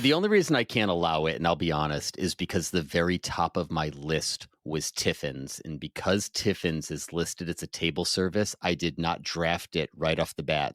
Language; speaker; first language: English; native; English